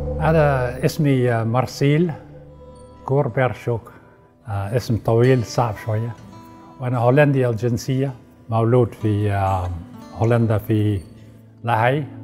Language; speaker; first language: Arabic; non-native, fluent; Dutch